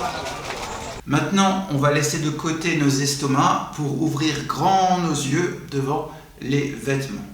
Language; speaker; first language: French; native; French